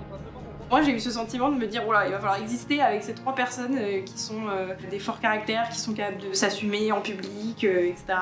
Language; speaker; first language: French; native; French